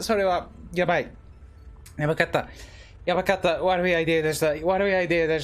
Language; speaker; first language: Japanese; non-native, learner; English